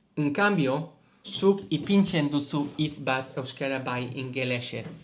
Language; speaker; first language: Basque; non-native, learner; English